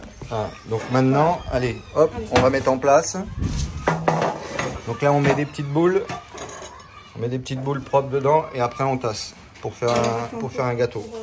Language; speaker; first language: French; native; French